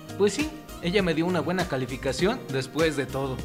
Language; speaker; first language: Spanish; native; Spanish